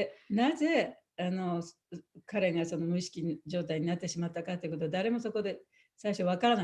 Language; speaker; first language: Japanese; native; Japanese